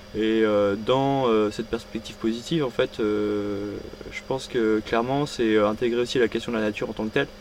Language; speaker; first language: French; native; French